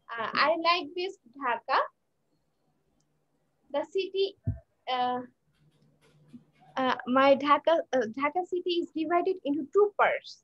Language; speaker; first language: English; non-native, learner; Bangla